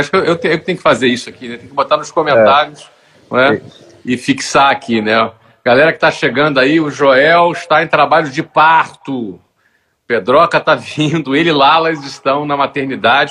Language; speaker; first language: Portuguese; native; Portuguese